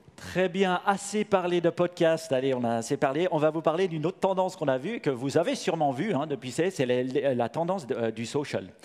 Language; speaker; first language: French; native; French